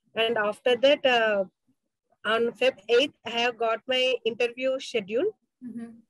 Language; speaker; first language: English; non-native, local second language; Telugu